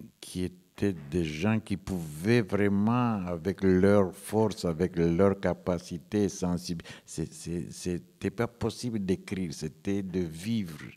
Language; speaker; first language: French; non-native, fluent; Romanian